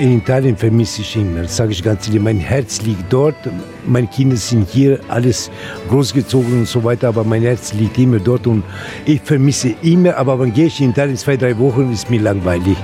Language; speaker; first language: German; non-native, learner; Italian